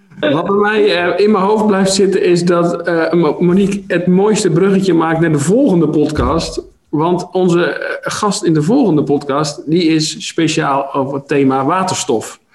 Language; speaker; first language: Dutch; native; Dutch